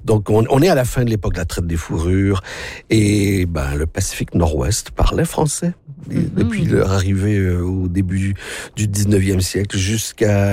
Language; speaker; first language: French; native; French